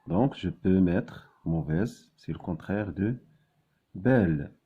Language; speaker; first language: French; non-native, local second language; Arabic